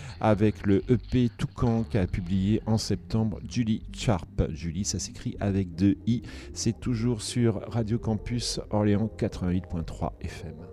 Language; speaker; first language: French; native; French